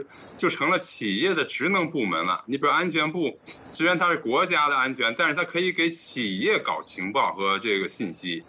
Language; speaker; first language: Chinese; native; Chinese